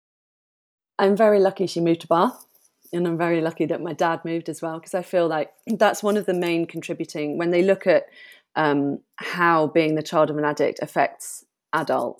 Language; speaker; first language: English; native; English